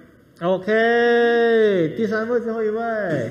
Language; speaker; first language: Chinese; non-native, fluent; Thai